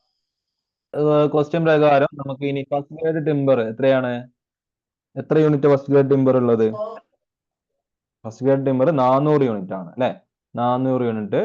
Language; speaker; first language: Malayalam; native; Malayalam